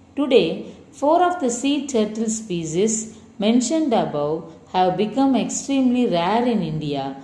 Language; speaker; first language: English; non-native, local second language; Tamil